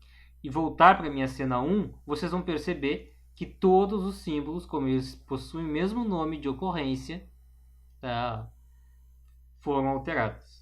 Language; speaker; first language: Portuguese; native; Portuguese